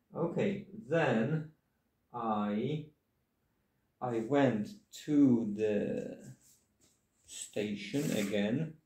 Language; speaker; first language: English; non-native, fluent; Polish